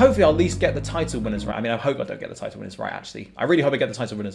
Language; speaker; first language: English; native; English